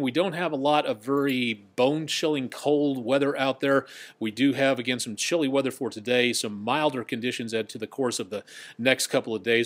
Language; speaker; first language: English; native; English